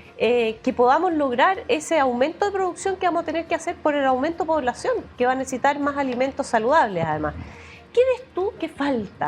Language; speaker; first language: Spanish; native; Spanish